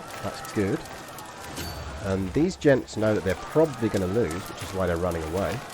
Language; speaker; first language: English; native; English